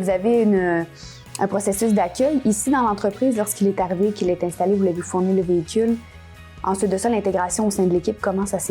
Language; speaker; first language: French; native; French